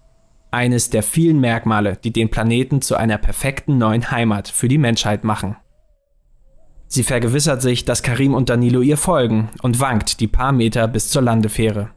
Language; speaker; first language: German; native; German